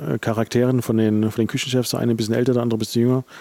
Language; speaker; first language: German; native; German